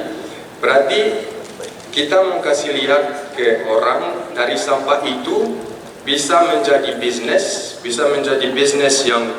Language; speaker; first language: Indonesian; non-native, fluent; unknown